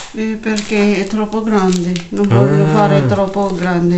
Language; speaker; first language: Italian; non-native, learner; Filipino